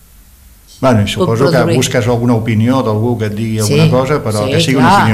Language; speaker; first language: Catalan; native; Catalan